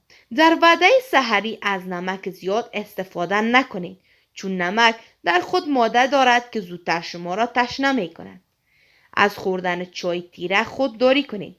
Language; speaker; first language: Persian; native; Persian